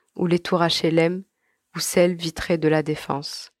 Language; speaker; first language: French; non-native, local second language; Arabic